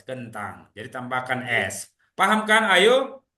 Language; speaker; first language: Indonesian; native; Indonesian